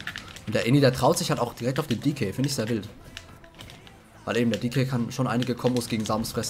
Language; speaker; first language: German; native; German